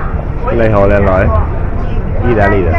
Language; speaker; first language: Chinese; non-native, learner; Italian